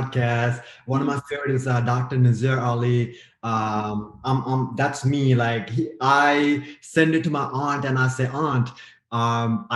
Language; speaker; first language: English; non-native, fluent; Sinhala